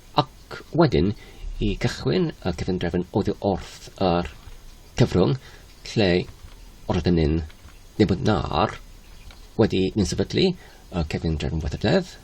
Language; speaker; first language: Welsh; non-native, learner; Polish